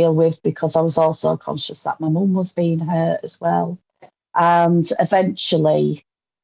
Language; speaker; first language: English; native; English